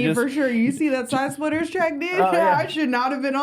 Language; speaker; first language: English; native; English